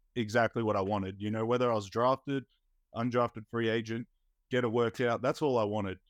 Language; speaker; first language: English; native; English